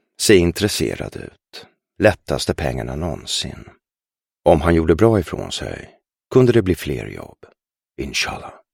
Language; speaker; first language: Swedish; native; Swedish